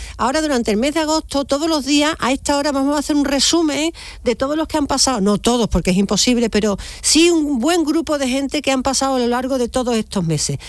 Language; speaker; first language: Spanish; native; Spanish